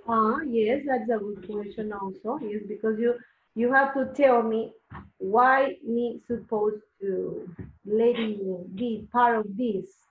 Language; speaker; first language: English; non-native, learner; Spanish